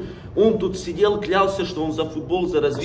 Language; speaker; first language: Russian; native; Russian